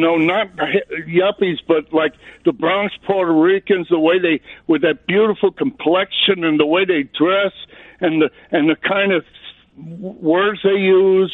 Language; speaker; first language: English; native; English